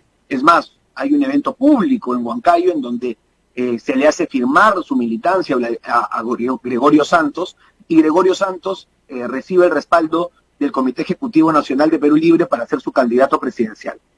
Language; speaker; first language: Spanish; native; Spanish